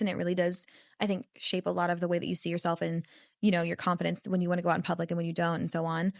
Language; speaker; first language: English; native; English